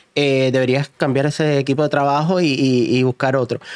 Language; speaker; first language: Spanish; native; Spanish